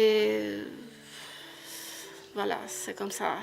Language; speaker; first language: French; non-native, learner; Albanian